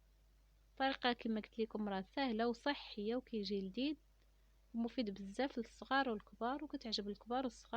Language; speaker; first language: Arabic; native; Arabic